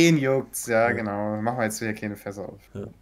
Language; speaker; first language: German; native; German